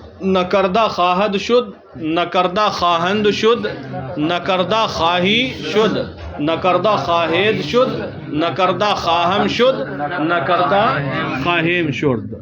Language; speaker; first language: Persian; non-native, fluent; Urdu